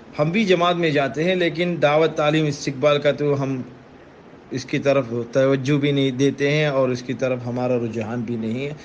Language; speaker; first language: Urdu; non-native, fluent; Tamil